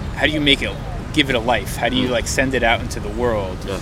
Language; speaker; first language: English; native; English